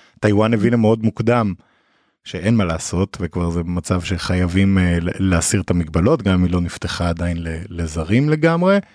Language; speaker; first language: Hebrew; native; Hebrew